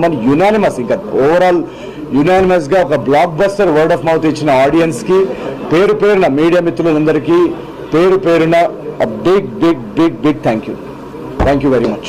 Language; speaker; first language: Telugu; native; Telugu